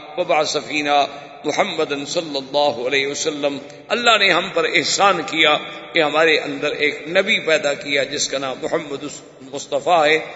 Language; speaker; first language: Urdu; native; Urdu